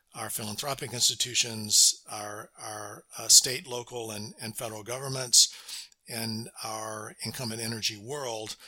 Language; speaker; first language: English; native; English